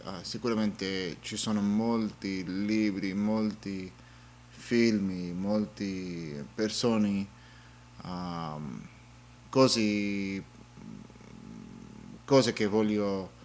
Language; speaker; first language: Italian; non-native, learner; English